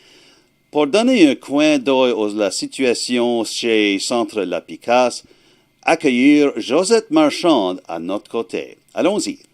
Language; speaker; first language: French; non-native, learner; English